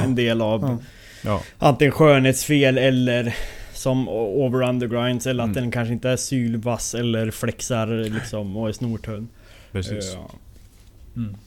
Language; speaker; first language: Swedish; native; Swedish